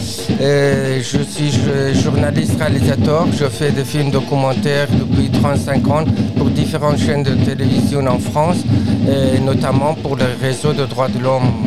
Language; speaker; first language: French; non-native, fluent; Persian